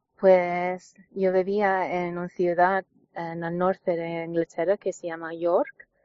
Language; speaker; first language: Spanish; non-native, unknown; English